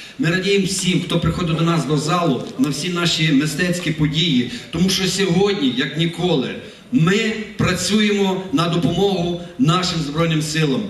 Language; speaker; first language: Ukrainian; native; Ukrainian